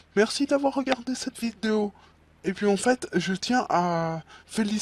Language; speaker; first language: French; native; French